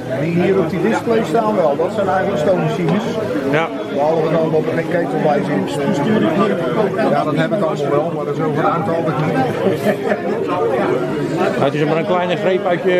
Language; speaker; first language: Dutch; native; Dutch